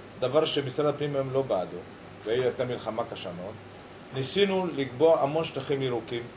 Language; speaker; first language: Hebrew; early bilingual, other home language; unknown